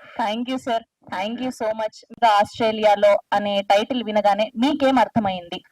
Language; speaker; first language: Telugu; native; Telugu